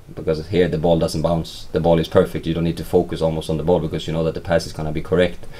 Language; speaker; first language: English; non-native, fluent; Swedish